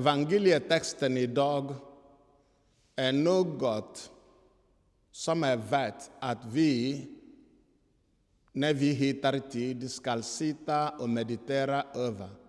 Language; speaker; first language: Swedish; non-native, fluent; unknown